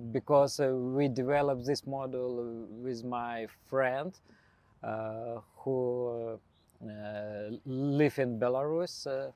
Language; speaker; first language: English; non-native, learner; Belarusian